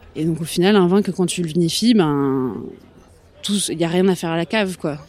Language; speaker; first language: French; native; French